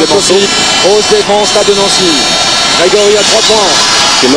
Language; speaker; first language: French; native; French